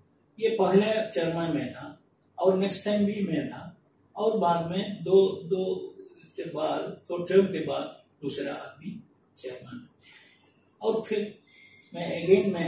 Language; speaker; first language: Hindi; non-native, local second language; Malayalam